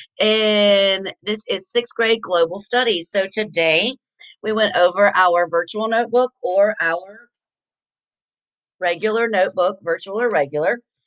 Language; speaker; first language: English; native; English